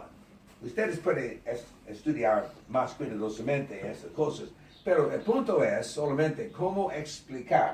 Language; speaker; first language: Spanish; non-native, learner; English